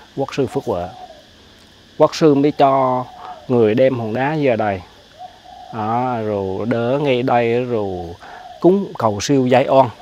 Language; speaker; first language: Vietnamese; native; Vietnamese